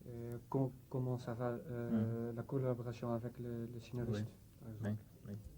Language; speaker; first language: French; non-native, fluent; Dutch